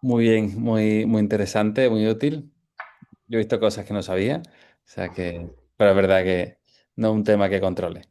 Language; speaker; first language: Spanish; native; Spanish